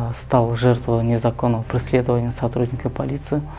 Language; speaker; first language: Russian; non-native, local second language; Kazakh